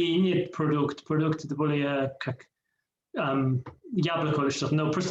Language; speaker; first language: Russian; non-native, learner; English